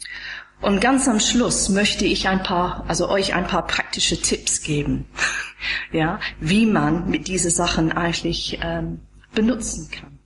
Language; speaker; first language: German; non-native, fluent; English